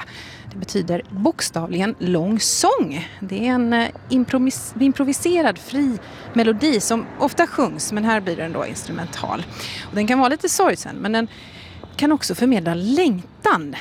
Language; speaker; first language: Swedish; native; Swedish